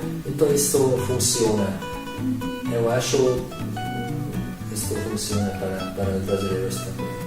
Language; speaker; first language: Portuguese; non-native, learner; Hungarian